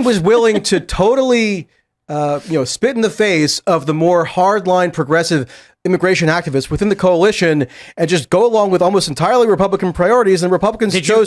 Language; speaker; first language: English; native; English